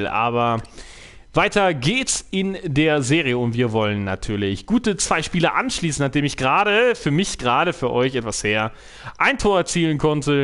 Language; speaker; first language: German; native; German